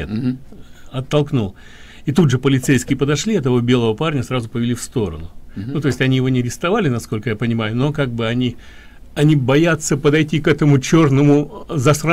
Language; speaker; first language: Russian; native; Russian